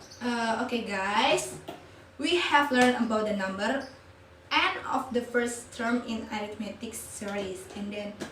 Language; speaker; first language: English; non-native, learner; Indonesian